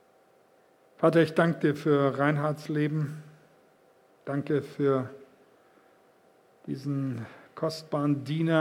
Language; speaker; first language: German; native; German